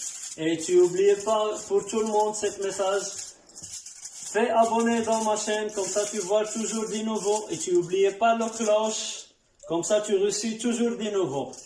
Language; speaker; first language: French; non-native, learner; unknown